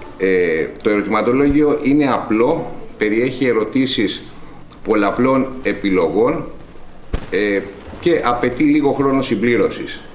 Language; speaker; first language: Greek; native; Greek